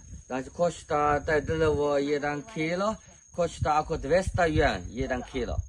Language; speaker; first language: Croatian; non-native, learner; Chinese